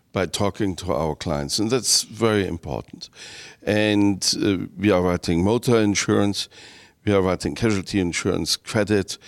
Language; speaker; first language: English; non-native, fluent; German